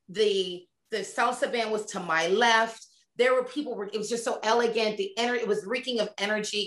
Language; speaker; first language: English; native; English